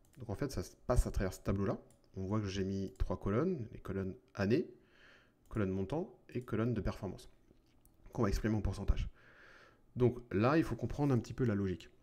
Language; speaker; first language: French; native; French